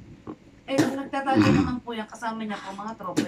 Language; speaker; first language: Filipino; native; Filipino